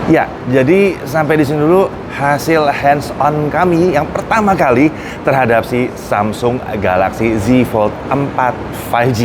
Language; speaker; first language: Indonesian; native; Indonesian